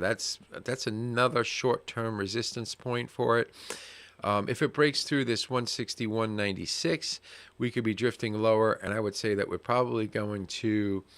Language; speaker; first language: English; native; English